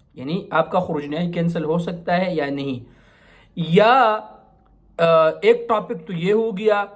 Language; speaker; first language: Urdu; non-native, local second language; Pashto